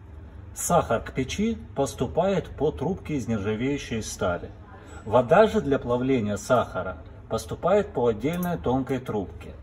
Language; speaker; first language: Russian; native; Russian